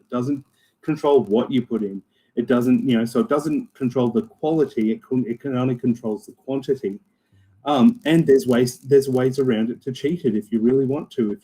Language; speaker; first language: English; native; English